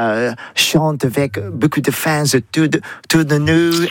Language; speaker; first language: French; non-native, learner; English